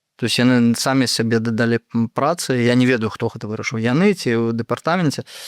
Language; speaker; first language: Belarusian; non-native, local second language; Russian